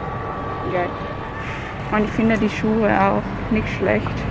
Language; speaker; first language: German; non-native, fluent; Cantonese